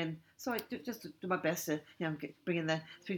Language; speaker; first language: English; native; English